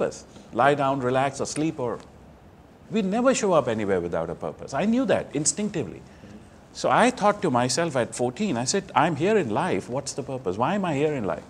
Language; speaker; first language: English; non-native, local second language; Hindi